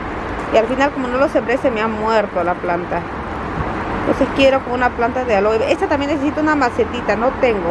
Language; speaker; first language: Spanish; native; Spanish